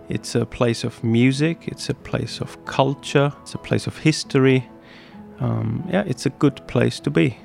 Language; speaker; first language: English; non-native, fluent; German